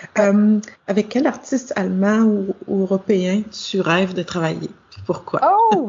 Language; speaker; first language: French; native; French